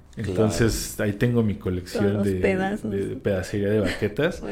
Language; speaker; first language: Spanish; native; Spanish